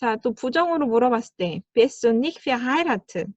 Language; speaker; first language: German; non-native, fluent; Korean